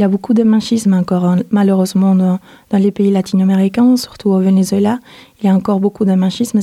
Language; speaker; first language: French; non-native, fluent; Spanish